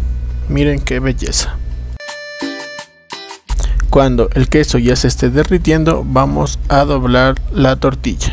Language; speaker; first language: Spanish; native; Spanish